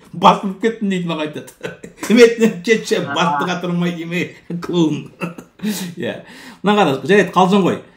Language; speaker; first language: Kazakh; native; Kazakh